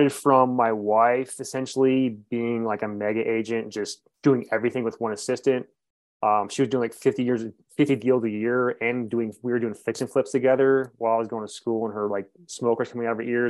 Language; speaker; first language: English; native; English